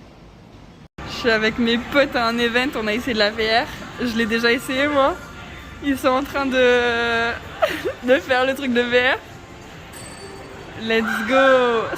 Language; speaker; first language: French; native; French